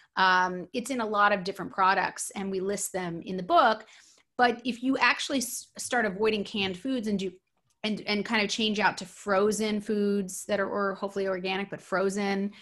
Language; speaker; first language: English; native; English